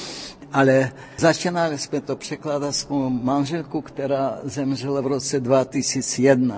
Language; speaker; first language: Czech; non-native, fluent; Russian